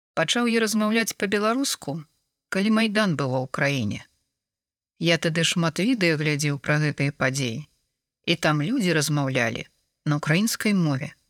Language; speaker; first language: Belarusian; non-native, local second language; Russian